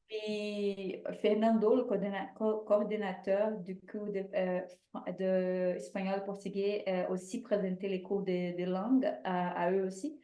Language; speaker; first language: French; non-native, fluent; Portuguese